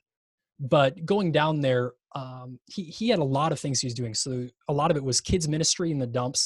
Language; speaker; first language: English; native; English